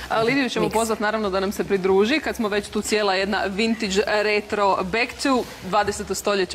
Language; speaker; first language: Croatian; native; Croatian